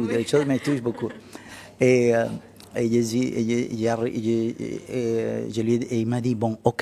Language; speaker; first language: French; non-native, fluent; Spanish